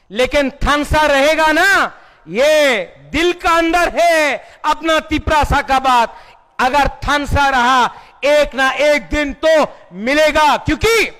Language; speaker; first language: Hindi; non-native, local second language; Kok Borok